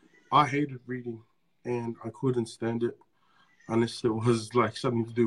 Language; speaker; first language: English; native; English